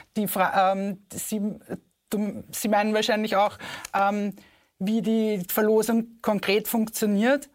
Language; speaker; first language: German; native; German